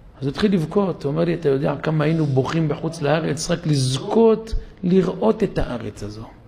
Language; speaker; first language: Hebrew; native; Hebrew